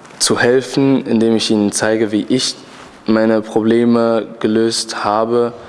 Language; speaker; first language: German; early bilingual, other home language; Turkish